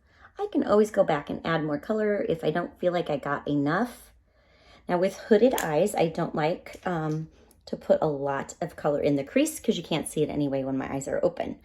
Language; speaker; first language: English; native; English